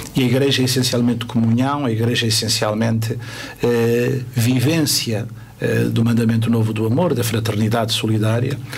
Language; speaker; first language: Portuguese; native; Portuguese